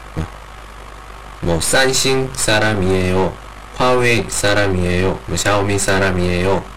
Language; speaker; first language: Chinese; non-native, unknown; Korean